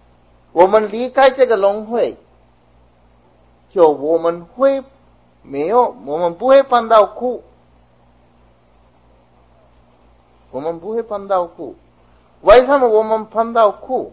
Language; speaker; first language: Chinese; non-native, fluent; Sinhala